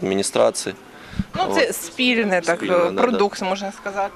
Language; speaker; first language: Ukrainian; native; Ukrainian